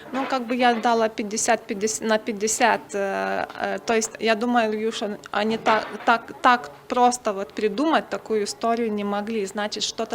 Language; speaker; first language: Russian; non-native, fluent; Lithuanian